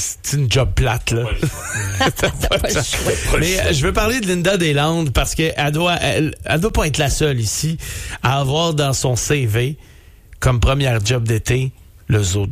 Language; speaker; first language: French; native; French